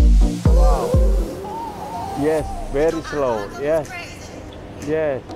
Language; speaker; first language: English; non-native, learner; Indonesian